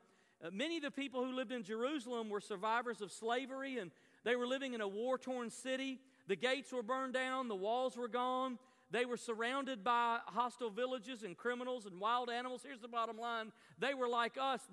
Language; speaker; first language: English; native; English